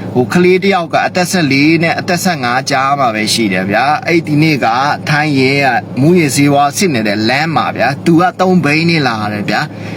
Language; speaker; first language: Burmese; non-native, local second language; Mon